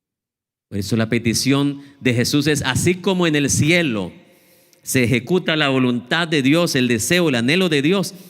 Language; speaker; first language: Spanish; native; Spanish